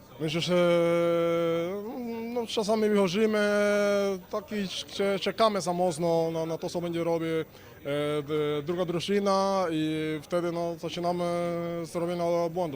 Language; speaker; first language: Polish; non-native, fluent; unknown